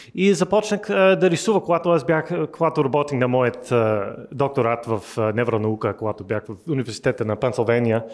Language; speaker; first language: Bulgarian; non-native, learner; English